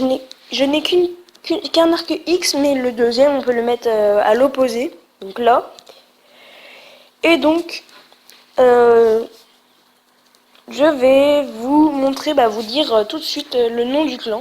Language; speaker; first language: French; native; French